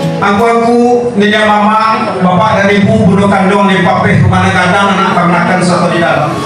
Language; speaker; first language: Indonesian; non-native, local second language; Minangkabau